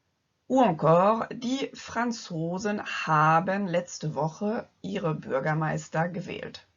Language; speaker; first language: German; non-native, fluent; French